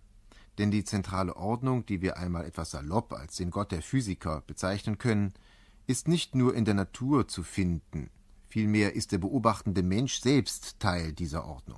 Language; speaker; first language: German; native; German